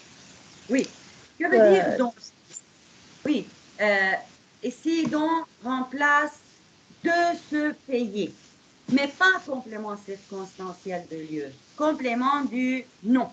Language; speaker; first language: French; non-native, fluent; Arabic